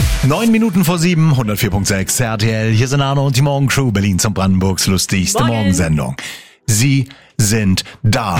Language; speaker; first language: German; native; German